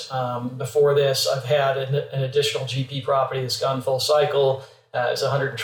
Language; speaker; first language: English; native; English